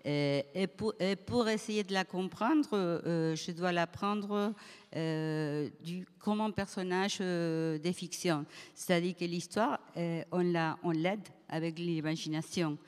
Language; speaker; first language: French; non-native, fluent; Spanish